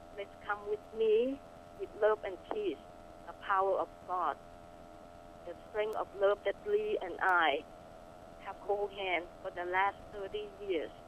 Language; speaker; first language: English; non-native, fluent; Thai